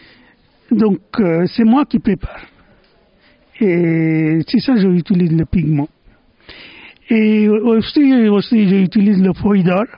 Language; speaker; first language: French; non-native, fluent; Bangla